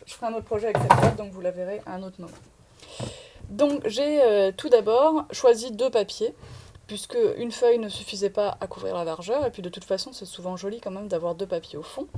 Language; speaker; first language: French; native; French